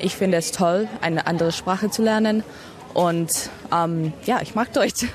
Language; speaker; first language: German; early bilingual, heritage; English